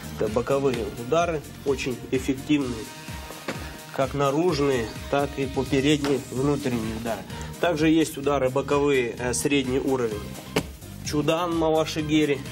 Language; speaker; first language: Russian; native; Russian